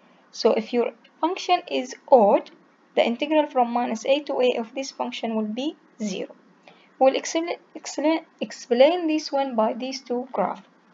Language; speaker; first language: English; non-native, fluent; Arabic